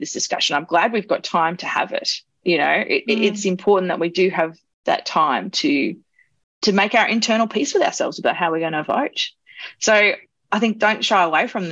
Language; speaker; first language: English; native; English